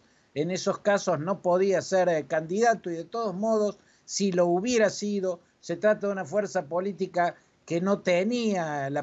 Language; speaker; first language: Spanish; native; Spanish